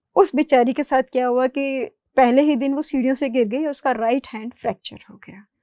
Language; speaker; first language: Hindi; native; Hindi